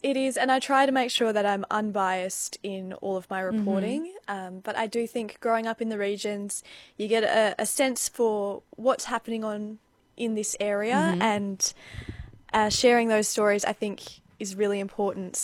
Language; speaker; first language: English; native; English